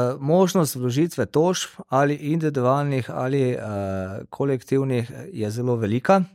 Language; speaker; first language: Slovenian; native; Slovenian